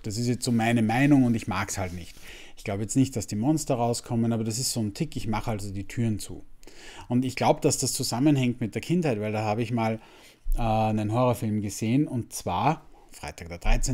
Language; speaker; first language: German; native; German